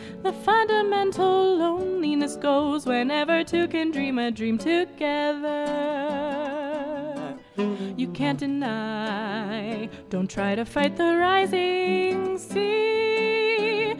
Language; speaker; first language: English; early bilingual, other home language; Portuguese